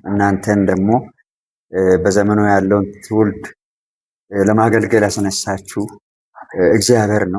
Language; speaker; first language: Amharic; non-native, local second language; Sidamo